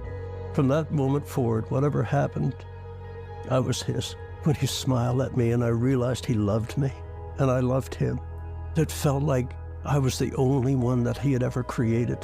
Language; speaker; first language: English; native; English